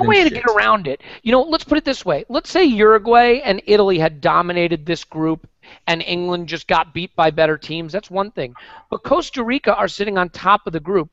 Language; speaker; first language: English; native; English